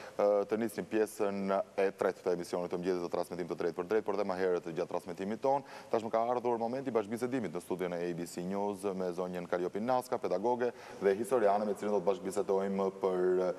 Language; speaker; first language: Albanian; native; Albanian